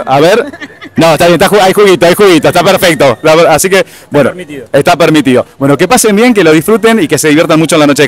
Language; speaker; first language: Spanish; native; Spanish